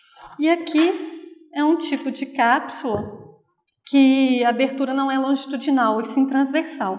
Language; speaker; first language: Portuguese; native; Portuguese